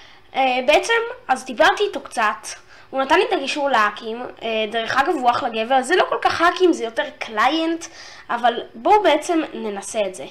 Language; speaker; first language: Hebrew; native; Hebrew